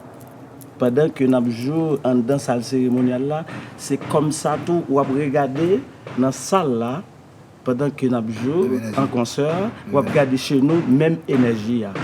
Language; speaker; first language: French; non-native, learner; Haitian Creole